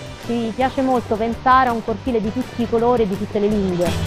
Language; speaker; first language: Italian; native; Italian